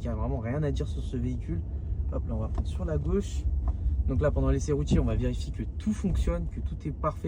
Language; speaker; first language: French; native; French